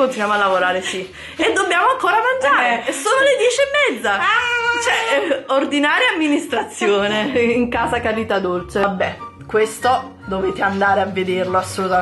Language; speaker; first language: Italian; native; Italian